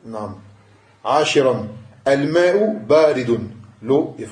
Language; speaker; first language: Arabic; non-native, fluent; French